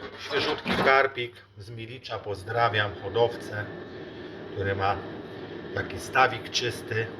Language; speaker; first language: Polish; native; Polish